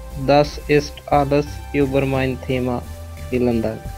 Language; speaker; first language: German; non-native, learner; Punjabi